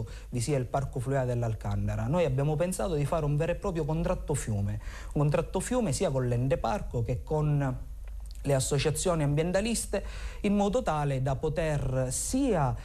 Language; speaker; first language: Italian; native; Italian